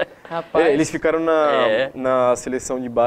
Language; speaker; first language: Portuguese; non-native, fluent; Spanish